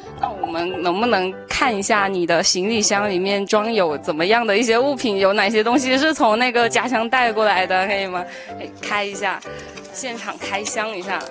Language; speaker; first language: Chinese; native; Chinese